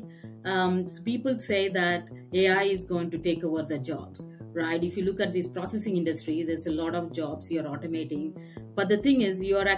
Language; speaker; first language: English; non-native, local second language; Tamil